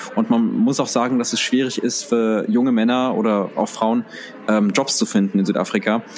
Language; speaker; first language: German; early bilingual, other home language; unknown